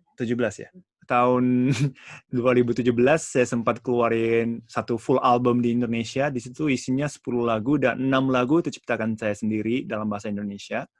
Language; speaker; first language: Indonesian; non-native, fluent; Japanese